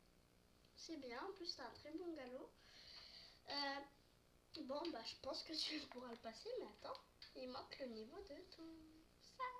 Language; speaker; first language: French; native; French